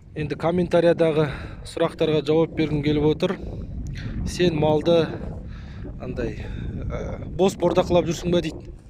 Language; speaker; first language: Kazakh; native; Kazakh